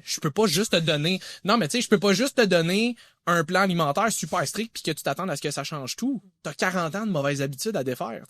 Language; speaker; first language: French; native; French